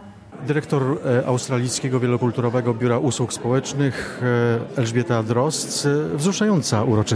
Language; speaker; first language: Polish; native; Polish